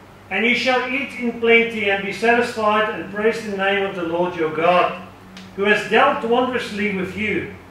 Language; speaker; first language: English; non-native, local second language; Afrikaans